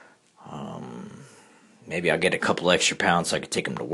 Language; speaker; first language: English; native; English